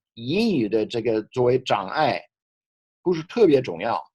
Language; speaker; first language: Chinese; non-native, fluent; English